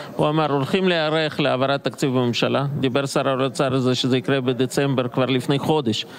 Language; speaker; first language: Hebrew; non-native, fluent; Russian